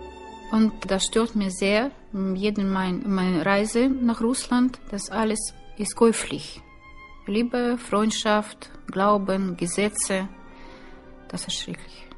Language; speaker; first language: German; non-native, learner; Russian